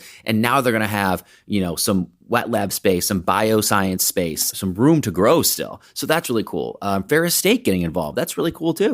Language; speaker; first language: English; native; English